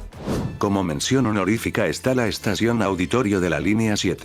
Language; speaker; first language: Spanish; native; Spanish